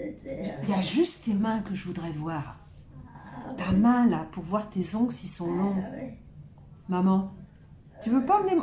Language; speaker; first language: French; native; French